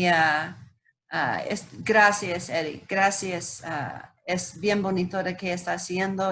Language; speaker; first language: Spanish; non-native, learner; English